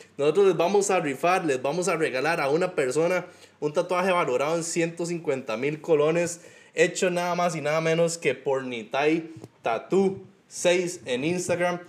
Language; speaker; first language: Spanish; native; Spanish